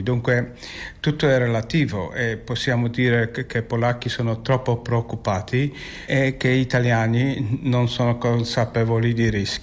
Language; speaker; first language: Italian; non-native, fluent; Polish